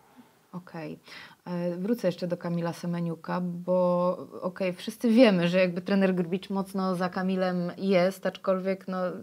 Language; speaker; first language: Polish; native; Polish